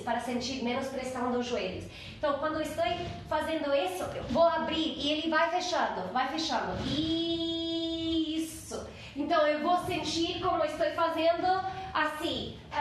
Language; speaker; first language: Portuguese; non-native, fluent; English